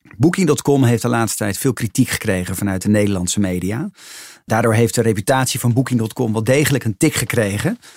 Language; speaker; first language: Dutch; native; Dutch